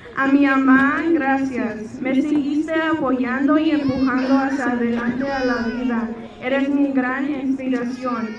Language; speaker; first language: Spanish; early bilingual, heritage; Spanish